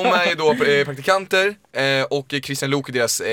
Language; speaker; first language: Swedish; native; Swedish